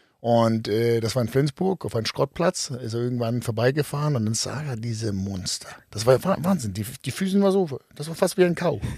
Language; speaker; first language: German; non-native, fluent; Danish